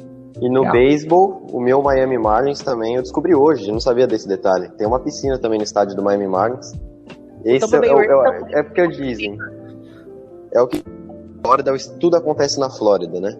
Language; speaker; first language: Portuguese; native; Portuguese